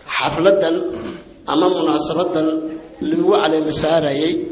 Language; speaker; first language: Somali; non-native, local second language; Maay